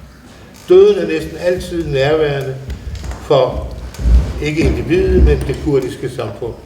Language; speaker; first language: Danish; native; Danish